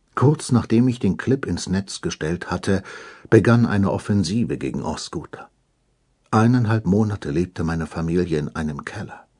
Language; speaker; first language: German; native; German